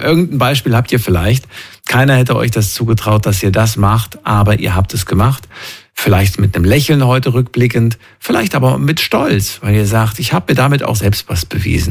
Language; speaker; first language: German; native; German